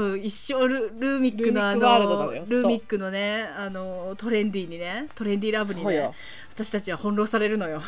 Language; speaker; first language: Japanese; native; Japanese